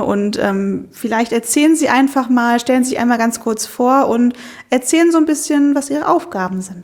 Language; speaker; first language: German; native; German